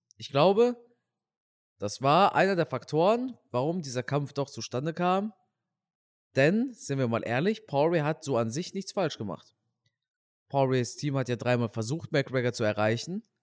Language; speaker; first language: German; native; German